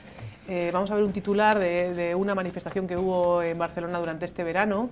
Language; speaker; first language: Spanish; native; Spanish